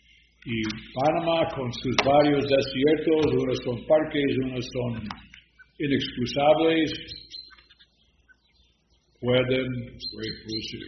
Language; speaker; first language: Spanish; non-native, learner; English